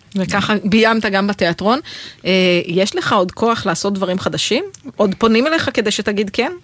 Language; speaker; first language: Hebrew; native; Hebrew